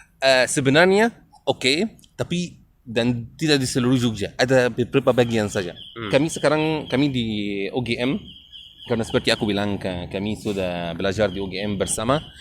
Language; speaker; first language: Indonesian; non-native, learner; Arabic